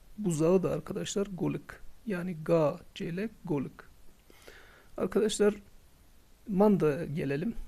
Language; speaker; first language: Turkish; non-native, local second language; Kurdish